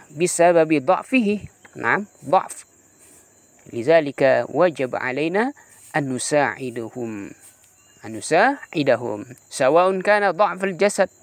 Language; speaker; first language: Arabic; non-native, fluent; Indonesian